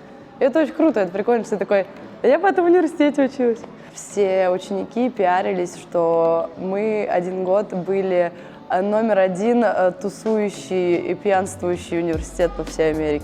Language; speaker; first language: Russian; native; Russian